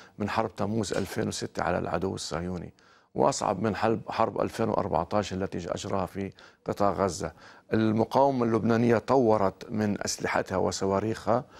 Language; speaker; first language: Arabic; native; Arabic